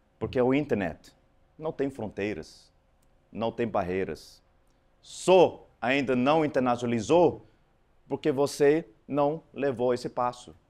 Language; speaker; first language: Portuguese; non-native, fluent; Afrikaans